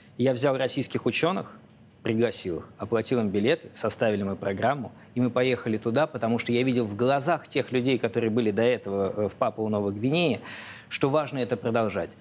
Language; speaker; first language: Russian; native; Russian